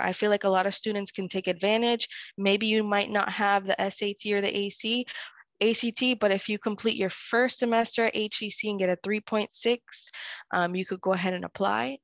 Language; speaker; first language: English; early bilingual, other home language; Spanish